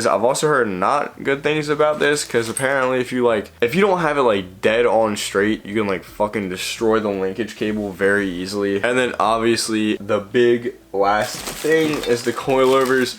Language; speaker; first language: English; native; English